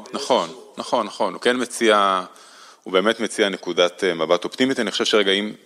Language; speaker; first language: Hebrew; native; Hebrew